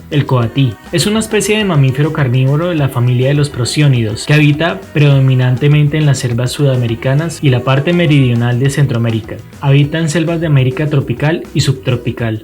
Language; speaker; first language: Spanish; native; Spanish